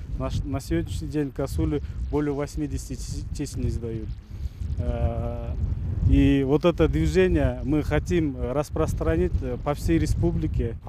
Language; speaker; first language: Russian; non-native, local second language; Kyrgyz